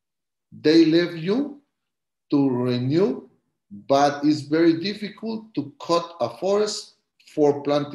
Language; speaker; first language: English; non-native, learner; Spanish